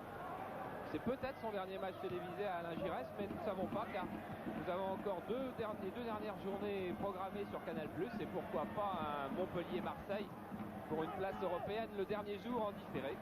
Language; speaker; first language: French; native; French